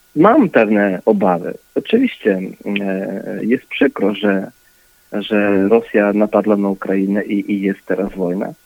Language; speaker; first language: Polish; early bilingual, heritage; Polish